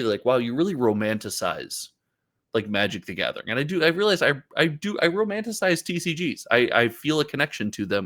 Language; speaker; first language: English; native; English